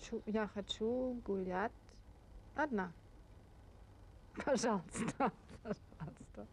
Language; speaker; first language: Russian; non-native, learner; German